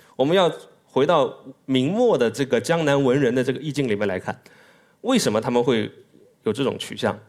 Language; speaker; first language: Chinese; native; Chinese